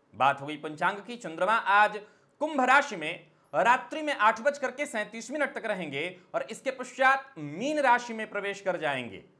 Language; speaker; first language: Hindi; native; Hindi